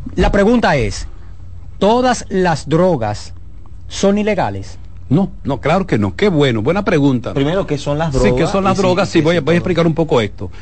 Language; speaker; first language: Spanish; native; Spanish